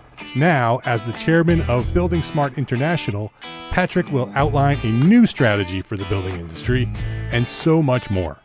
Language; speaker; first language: English; native; English